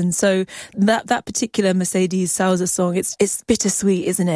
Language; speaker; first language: English; native; English